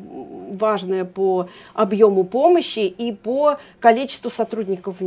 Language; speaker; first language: Russian; native; Russian